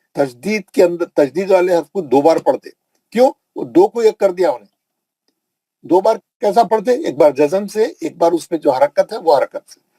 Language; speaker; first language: Urdu; native; Urdu